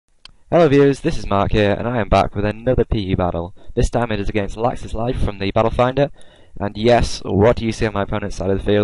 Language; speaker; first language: English; native; English